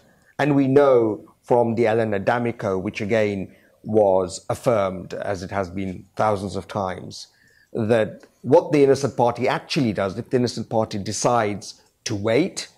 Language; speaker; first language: English; native; English